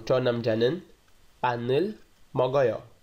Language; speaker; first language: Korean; non-native, fluent; Portuguese